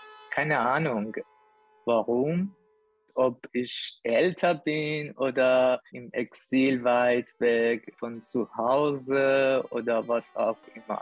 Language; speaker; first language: German; non-native, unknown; Persian